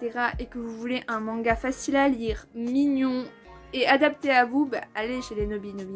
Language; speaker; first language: French; native; French